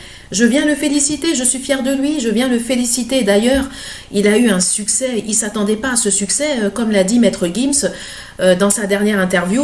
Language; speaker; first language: French; native; French